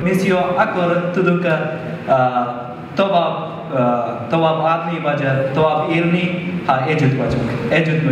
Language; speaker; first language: Hungarian; non-native, fluent; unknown